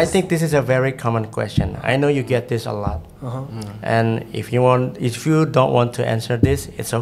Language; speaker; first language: English; non-native, fluent; Indonesian